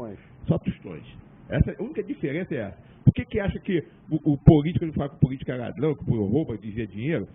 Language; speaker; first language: Portuguese; native; Portuguese